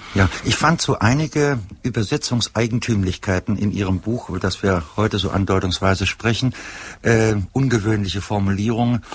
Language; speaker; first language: German; native; German